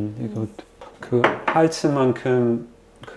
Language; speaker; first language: Korean; non-native, fluent; German